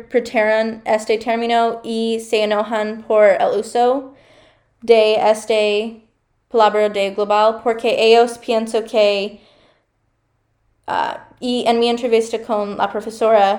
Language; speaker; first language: Spanish; non-native, learner; English